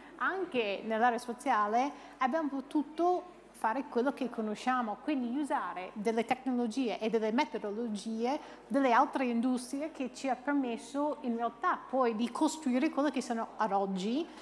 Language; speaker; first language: Italian; non-native, fluent; English